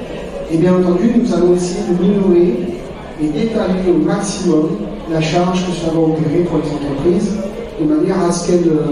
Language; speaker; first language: French; native; French